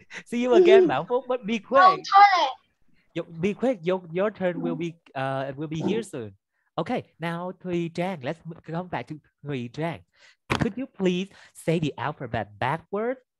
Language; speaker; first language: English; non-native, fluent; Vietnamese